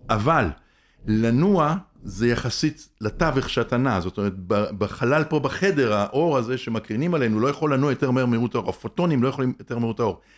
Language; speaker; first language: Hebrew; native; Hebrew